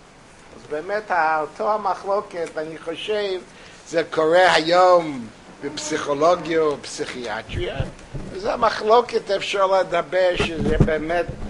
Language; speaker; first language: Hebrew; non-native, fluent; English